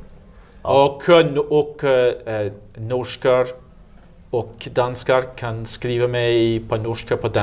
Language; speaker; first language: Swedish; non-native, learner; English